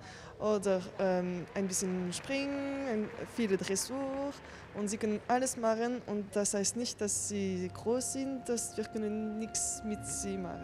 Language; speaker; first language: German; non-native, local second language; French